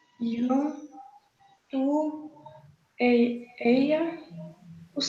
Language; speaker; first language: Spanish; non-native, learner; Russian